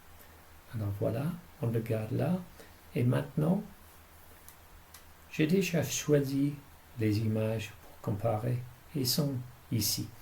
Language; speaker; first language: French; non-native, fluent; English